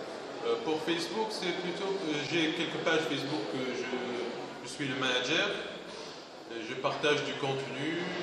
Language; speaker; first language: French; non-native, local second language; Arabic